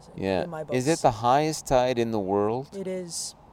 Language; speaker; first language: English; native; English